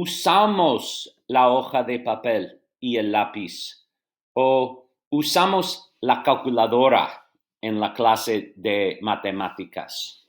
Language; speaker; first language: Spanish; non-native, fluent; English